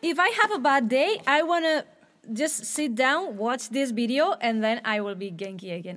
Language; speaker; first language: English; non-native, fluent; Spanish